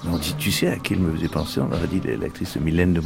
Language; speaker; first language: French; native; French